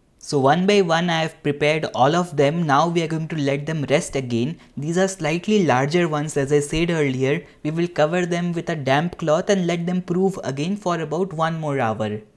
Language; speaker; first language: English; non-native, local second language; Hindi